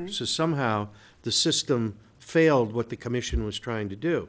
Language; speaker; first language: English; native; English